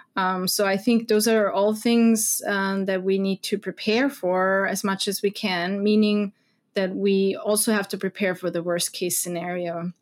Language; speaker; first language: English; non-native, fluent; German